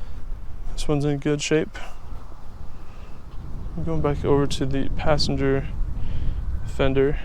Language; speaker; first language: English; native; English